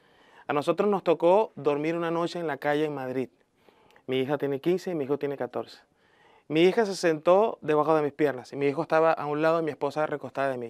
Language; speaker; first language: Spanish; native; Spanish